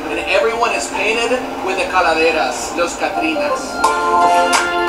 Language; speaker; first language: English; native; English